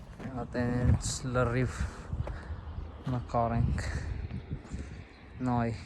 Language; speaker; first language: Armenian; non-native, learner; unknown